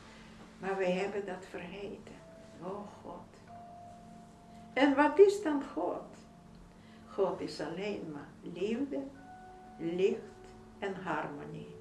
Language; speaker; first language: Dutch; non-native, fluent; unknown